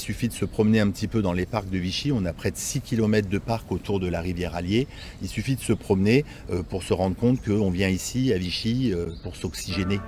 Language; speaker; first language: French; native; French